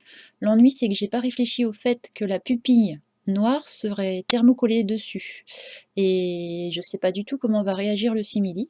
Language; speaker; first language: French; native; French